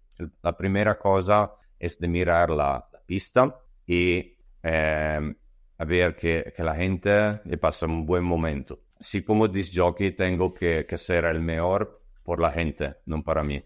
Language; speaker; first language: Spanish; non-native, learner; Italian